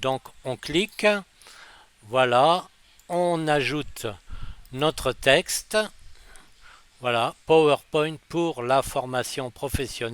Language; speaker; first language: French; native; French